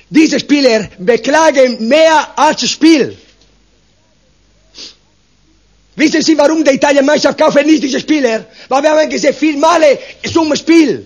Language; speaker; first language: German; non-native, learner; Italian